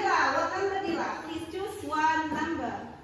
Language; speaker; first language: English; non-native, fluent; Indonesian